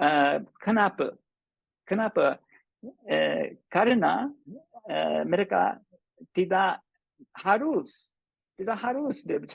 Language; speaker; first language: Indonesian; non-native, learner; English